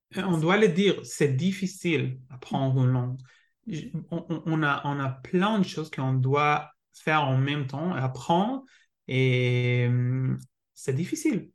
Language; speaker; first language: French; non-native, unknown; Hebrew